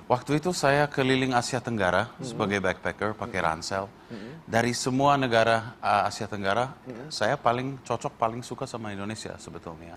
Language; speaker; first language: Indonesian; non-native, fluent; English